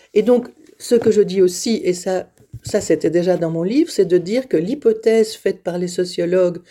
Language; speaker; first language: French; native; French